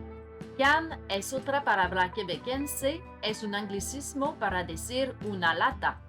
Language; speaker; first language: Spanish; non-native, learner; French